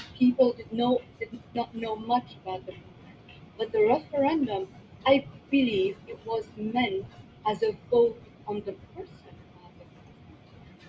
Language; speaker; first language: English; non-native, local second language; Arabic